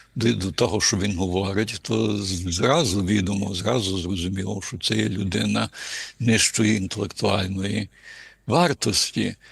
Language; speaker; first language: Ukrainian; early bilingual, heritage; Ukrainian